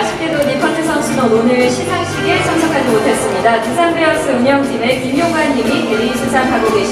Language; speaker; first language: Korean; non-native, fluent; Chinese